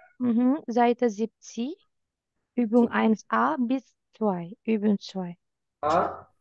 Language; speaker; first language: German; non-native, fluent; Indonesian